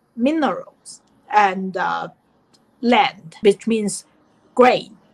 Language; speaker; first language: English; non-native, fluent; Chinese